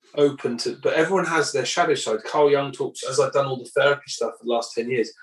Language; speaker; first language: English; native; English